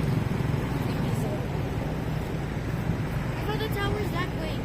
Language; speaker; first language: English; non-native, local second language; Filipino